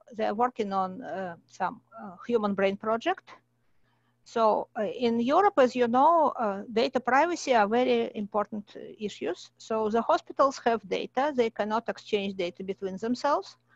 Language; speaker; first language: English; non-native, fluent; Russian